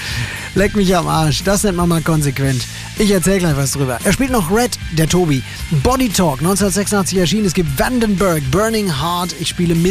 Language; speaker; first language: German; native; German